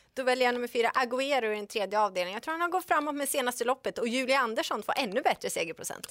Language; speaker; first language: Swedish; native; Swedish